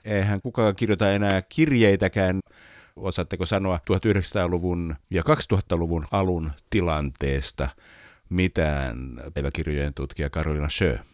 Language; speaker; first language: Finnish; native; Finnish